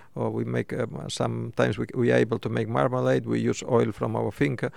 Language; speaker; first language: English; non-native, fluent; Spanish